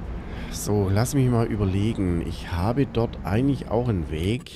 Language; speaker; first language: German; native; German